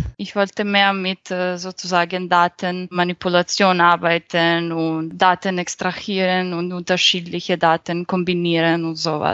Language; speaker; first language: German; non-native, fluent; Serbian